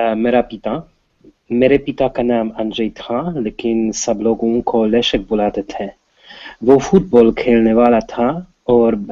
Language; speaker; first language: Hindi; non-native, learner; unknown